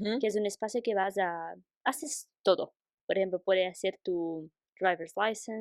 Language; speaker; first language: Spanish; non-native, fluent; Portuguese